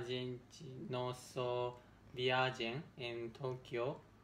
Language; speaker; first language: Portuguese; non-native, learner; Japanese